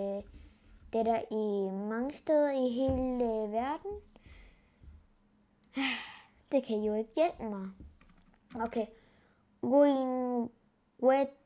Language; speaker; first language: Danish; early bilingual, other home language; Spanish